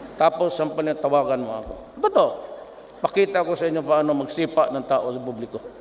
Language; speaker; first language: Filipino; non-native, local second language; Cebuano